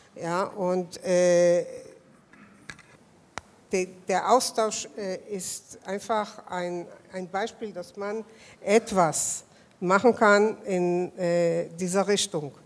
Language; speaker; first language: German; non-native, fluent; Hebrew